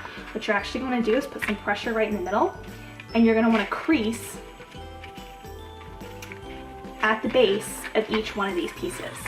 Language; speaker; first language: English; native; English